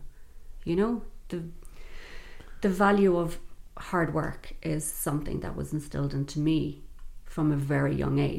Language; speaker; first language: English; native; English